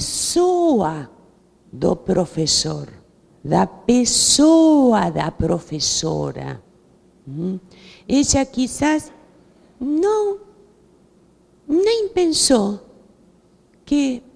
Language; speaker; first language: Portuguese; non-native, fluent; Spanish